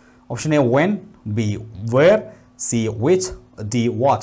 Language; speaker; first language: English; non-native, local second language; Malayalam